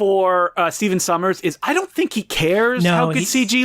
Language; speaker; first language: English; native; English